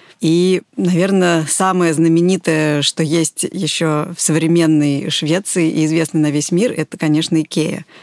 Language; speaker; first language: Russian; native; Russian